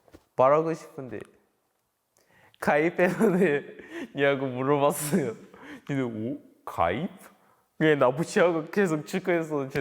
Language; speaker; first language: Korean; early bilingual, other home language; English